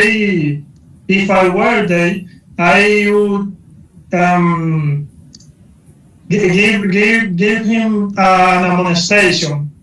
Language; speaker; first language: English; non-native, learner; Spanish